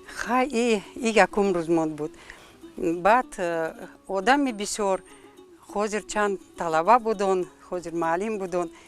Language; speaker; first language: Tajik; non-native, fluent; Russian